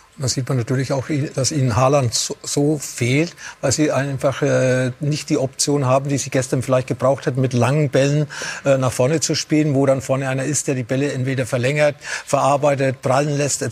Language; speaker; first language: German; native; German